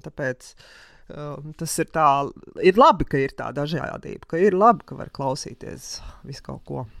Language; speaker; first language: Latvian; native; Latvian